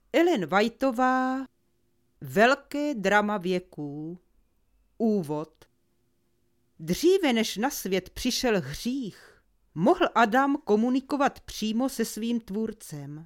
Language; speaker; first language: Czech; native; Czech